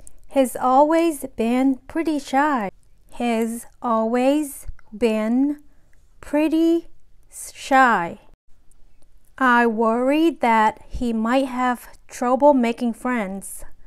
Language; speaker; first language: English; non-native, fluent; Vietnamese